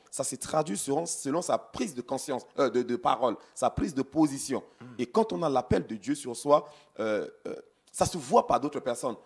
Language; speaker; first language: French; non-native, local second language; Sango